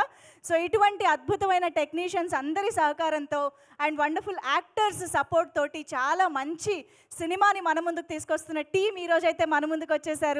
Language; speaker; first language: Telugu; native; Telugu